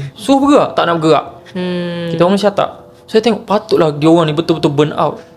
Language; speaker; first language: Malay; native; Malay